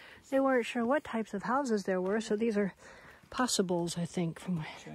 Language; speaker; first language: English; native; English